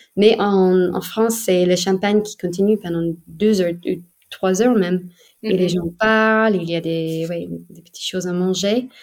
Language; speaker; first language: French; non-native, fluent; English